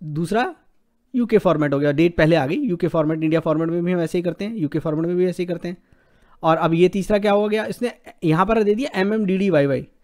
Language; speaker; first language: Hindi; native; Hindi